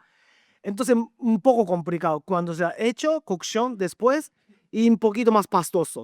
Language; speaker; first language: Spanish; non-native, learner; Japanese